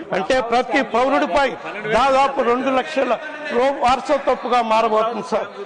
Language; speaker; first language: Telugu; native; Telugu